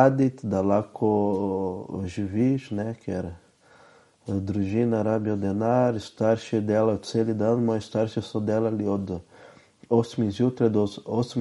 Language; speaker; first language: Slovenian; non-native, fluent; Portuguese